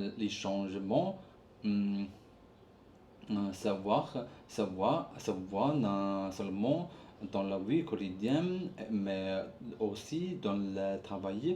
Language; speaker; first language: French; non-native, learner; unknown